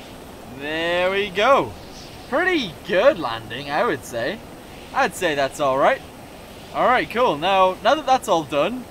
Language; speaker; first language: English; native; English